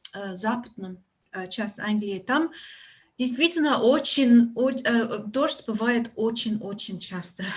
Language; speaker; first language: Russian; non-native, fluent; English